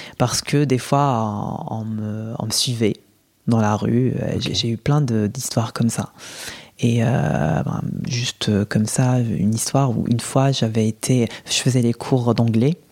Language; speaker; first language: French; non-native, local second language; Arabic